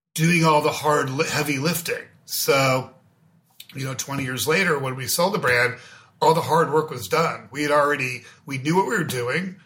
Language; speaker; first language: English; native; English